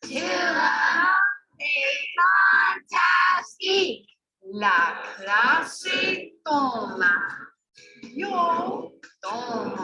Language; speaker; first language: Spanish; non-native, learner; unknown